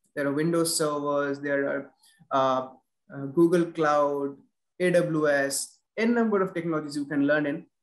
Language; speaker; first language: English; non-native, local second language; Bangla